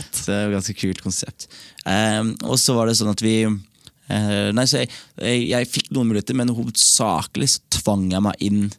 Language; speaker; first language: Norwegian; early bilingual, other home language; Somali